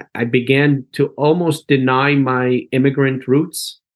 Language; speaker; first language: English; early bilingual, other home language; Arabic